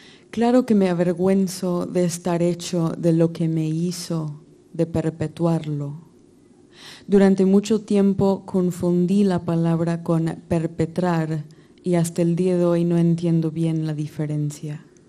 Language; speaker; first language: Spanish; non-native, fluent; English